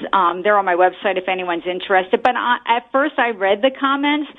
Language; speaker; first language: English; native; English